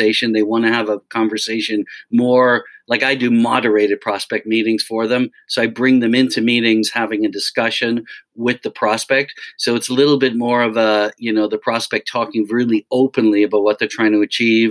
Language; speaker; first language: English; native; English